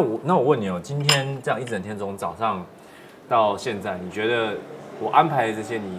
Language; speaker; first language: Chinese; native; Chinese